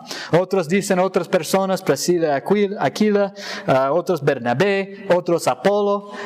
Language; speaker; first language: Spanish; non-native, fluent; English